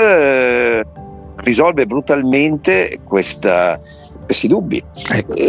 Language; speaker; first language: Italian; native; Italian